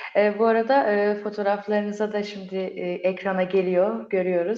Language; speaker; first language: Turkish; native; Turkish